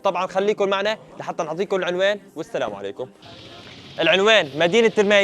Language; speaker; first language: Arabic; native; Arabic